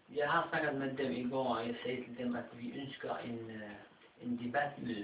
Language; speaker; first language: Danish; non-native, fluent; Arabic